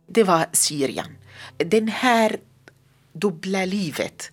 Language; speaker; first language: Swedish; non-native, learner; Arabic